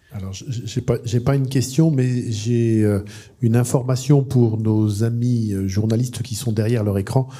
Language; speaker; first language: French; native; French